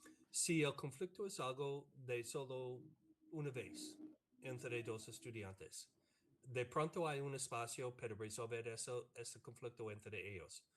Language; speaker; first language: Spanish; non-native, fluent; English